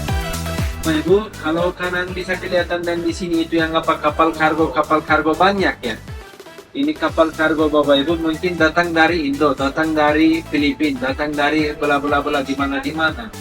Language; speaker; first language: Indonesian; non-native, learner; Turkish